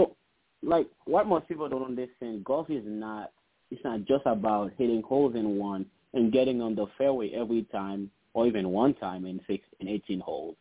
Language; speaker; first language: English; non-native, fluent; Haitian Creole